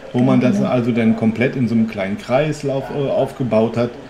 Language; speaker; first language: German; native; German